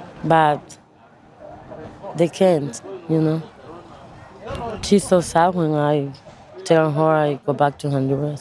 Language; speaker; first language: English; non-native, learner; Spanish